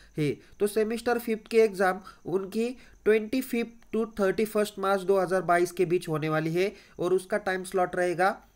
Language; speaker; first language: Hindi; non-native, local second language; Marathi